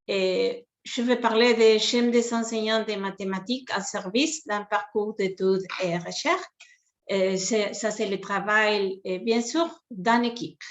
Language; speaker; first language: French; non-native, fluent; Spanish